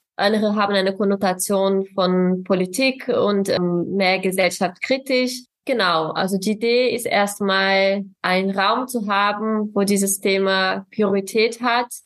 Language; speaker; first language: German; non-native, fluent; Portuguese